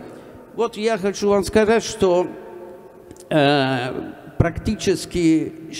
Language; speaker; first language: Russian; non-native, fluent; Italian